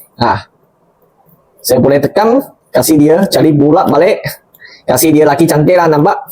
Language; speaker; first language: Malay; non-native, local second language; Chinese